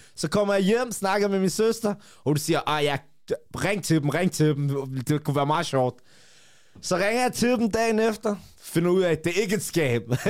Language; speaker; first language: Danish; early bilingual, other home language; Kurdish